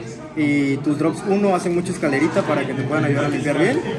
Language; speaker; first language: Spanish; native; Spanish